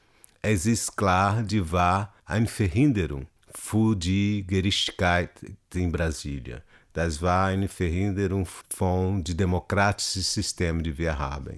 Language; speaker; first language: German; non-native, learner; Portuguese